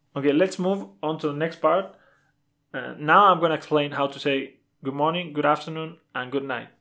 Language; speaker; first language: English; non-native, fluent; Spanish